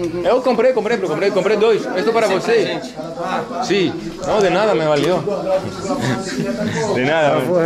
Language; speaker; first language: Portuguese; non-native, learner; Greek